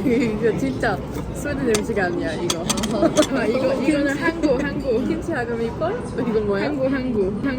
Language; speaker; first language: Korean; non-native, fluent; Swedish